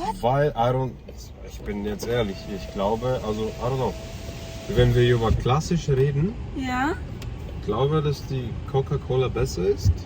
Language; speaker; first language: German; early bilingual, other home language; Turkish